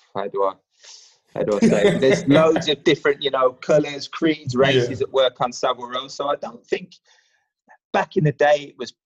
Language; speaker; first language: English; native; English